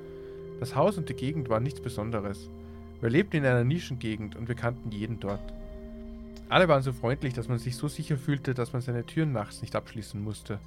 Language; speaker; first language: German; native; German